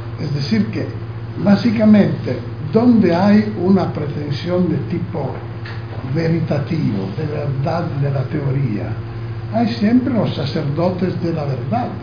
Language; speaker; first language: Spanish; non-native, fluent; Italian